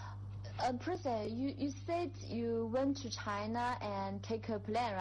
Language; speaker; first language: English; non-native, fluent; Chinese